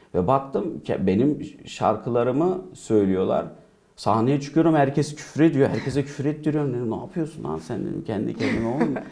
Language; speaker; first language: Turkish; early bilingual, heritage; Turkish